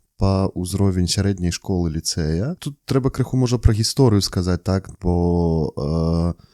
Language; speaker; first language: Belarusian; native; Belarusian